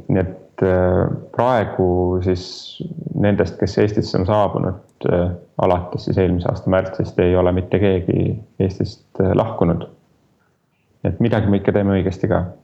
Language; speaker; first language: Estonian; native; Estonian